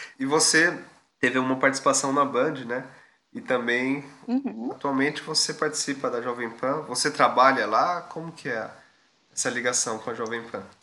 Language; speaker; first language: Portuguese; native; Portuguese